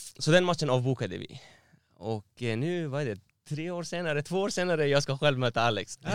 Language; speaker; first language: Swedish; non-native, fluent; Persian